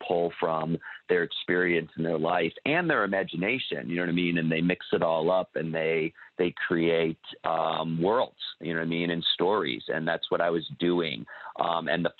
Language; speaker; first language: English; native; English